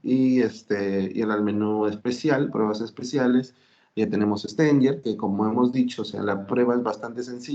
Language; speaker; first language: Spanish; native; Spanish